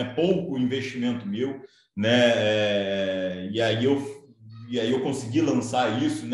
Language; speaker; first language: Portuguese; native; Portuguese